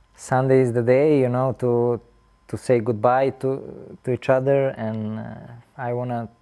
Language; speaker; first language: English; non-native, fluent; Serbian